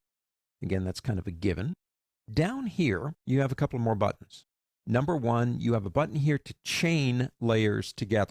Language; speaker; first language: English; native; English